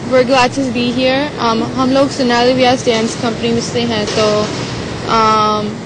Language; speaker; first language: Hindi; non-native, local second language; Gujarati